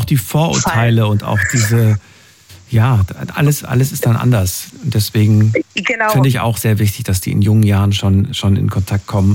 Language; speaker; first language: German; native; German